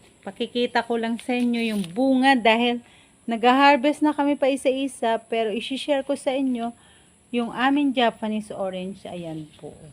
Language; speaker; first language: Filipino; native; Filipino